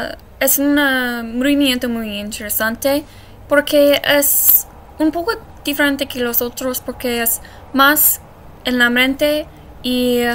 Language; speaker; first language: Spanish; non-native, learner; English